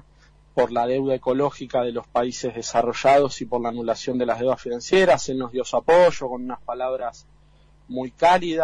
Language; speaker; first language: Spanish; native; Spanish